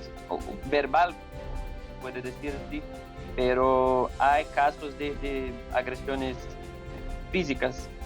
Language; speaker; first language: Spanish; non-native, fluent; Portuguese